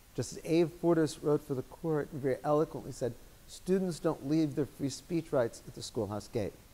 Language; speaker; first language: English; native; English